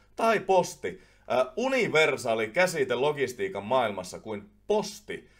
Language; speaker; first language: Finnish; native; Finnish